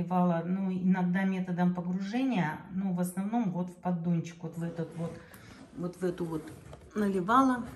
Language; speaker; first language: Russian; native; Russian